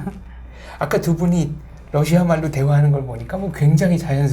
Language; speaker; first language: Korean; native; Korean